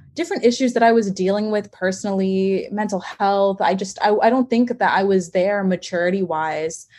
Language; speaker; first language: English; native; English